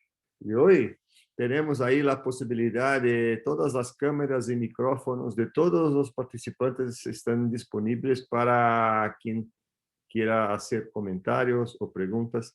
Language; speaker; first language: Spanish; non-native, fluent; Portuguese